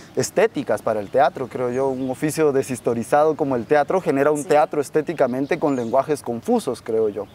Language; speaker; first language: Spanish; native; Spanish